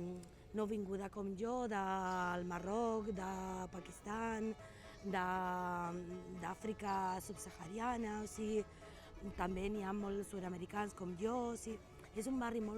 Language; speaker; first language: Catalan; non-native, fluent; Spanish